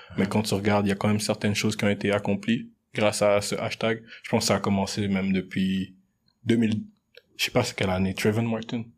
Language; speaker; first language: French; early bilingual, other home language; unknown